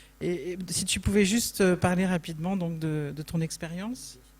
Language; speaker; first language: French; native; French